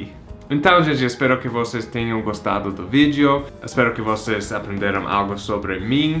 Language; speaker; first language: Portuguese; non-native, fluent; English